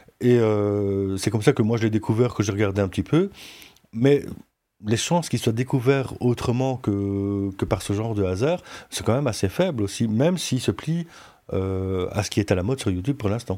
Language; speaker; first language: French; native; French